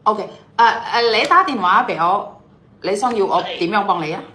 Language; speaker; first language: Cantonese; non-native, fluent; Indonesian